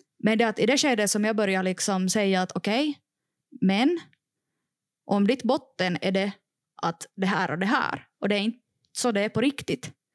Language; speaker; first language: Swedish; native; Swedish